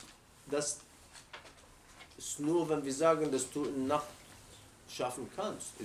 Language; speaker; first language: German; non-native, learner; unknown